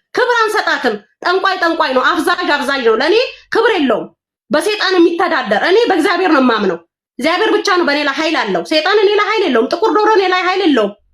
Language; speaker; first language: Amharic; non-native, local second language; Oromo